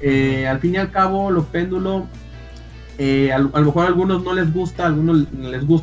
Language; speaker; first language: Spanish; native; Spanish